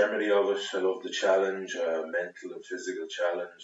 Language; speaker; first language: English; native; English